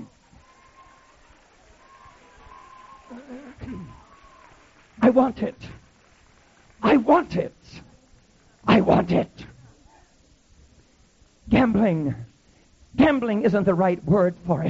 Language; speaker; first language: English; native; English